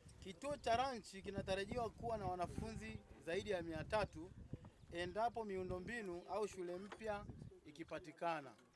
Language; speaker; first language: Swahili; native; Swahili